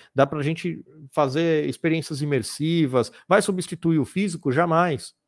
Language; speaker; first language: Portuguese; native; Portuguese